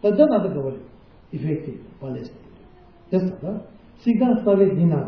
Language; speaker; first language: Russian; non-native, learner; Tibetan